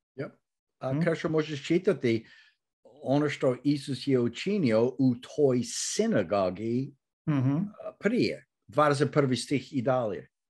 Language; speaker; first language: Croatian; early bilingual, heritage; Croatian